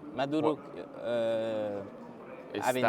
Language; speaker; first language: Spanish; non-native, learner; French